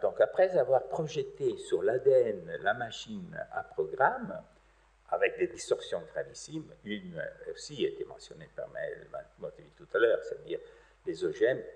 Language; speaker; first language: French; native; French